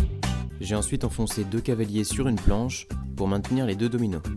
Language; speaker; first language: French; native; French